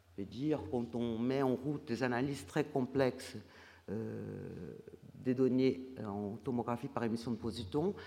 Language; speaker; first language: French; non-native, fluent; Portuguese